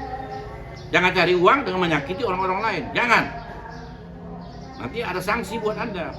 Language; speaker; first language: Indonesian; native; Indonesian